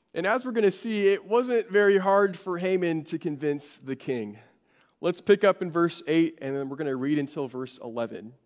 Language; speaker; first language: English; native; English